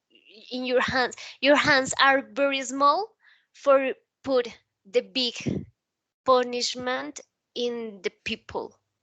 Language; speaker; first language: English; non-native, learner; Spanish